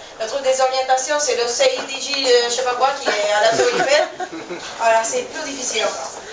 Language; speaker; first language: French; non-native, fluent; Spanish